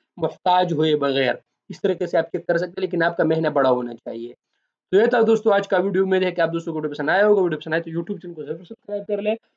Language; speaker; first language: Urdu; non-native, local second language; Pashto